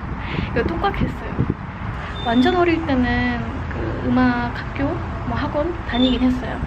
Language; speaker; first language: Korean; non-native, fluent; Estonian